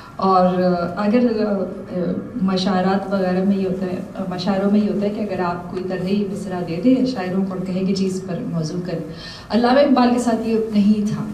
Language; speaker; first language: Urdu; native; Urdu